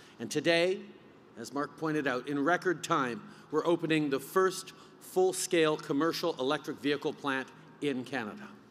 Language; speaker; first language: English; early bilingual, other home language; French